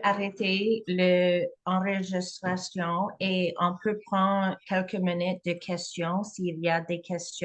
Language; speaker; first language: French; non-native, learner; English